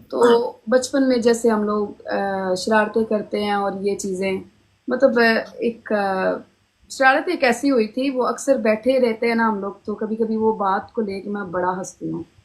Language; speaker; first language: Urdu; early bilingual, heritage; Hindi